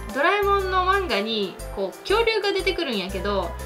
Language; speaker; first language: Japanese; early bilingual, other home language; Russian